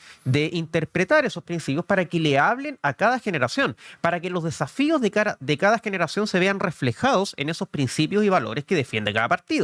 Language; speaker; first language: Spanish; native; Spanish